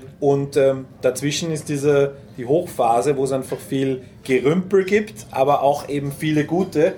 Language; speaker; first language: German; native; German